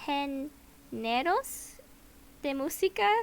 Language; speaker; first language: Spanish; non-native, learner; English